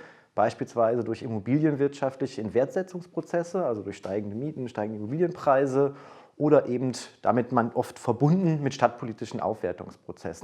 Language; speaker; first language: German; native; German